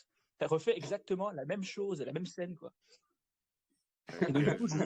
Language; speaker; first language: French; native; French